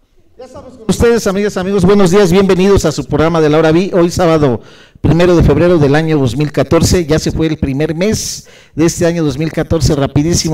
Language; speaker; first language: Spanish; native; Spanish